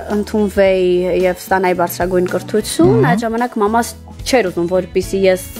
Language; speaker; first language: Armenian; native; Armenian